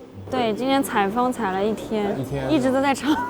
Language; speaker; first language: Chinese; native; Chinese